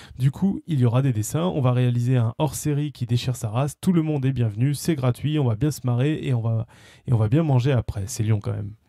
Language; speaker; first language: French; native; French